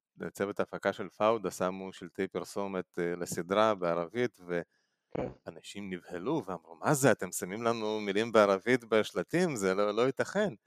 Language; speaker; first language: Hebrew; non-native, fluent; Russian